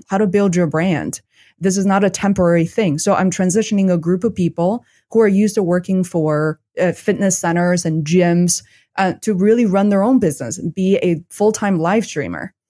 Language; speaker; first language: English; non-native, fluent; Chinese